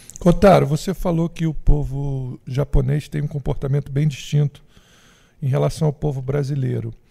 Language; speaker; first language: Portuguese; native; Portuguese